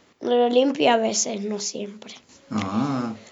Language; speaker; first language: Spanish; early bilingual, other home language; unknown